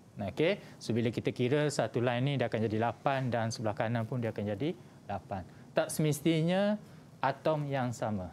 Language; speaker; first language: Malay; native; Malay